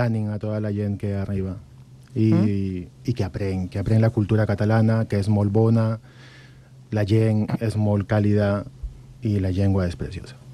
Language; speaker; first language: Catalan; non-native, fluent; Spanish